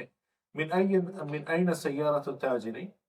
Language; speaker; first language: Arabic; non-native, fluent; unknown